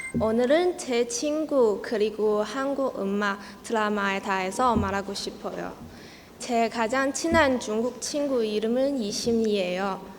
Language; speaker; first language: Korean; non-native, learner; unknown